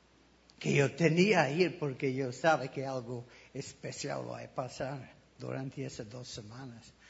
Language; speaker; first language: Spanish; non-native, learner; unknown